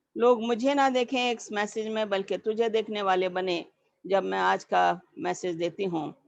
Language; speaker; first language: Hindi; native; Hindi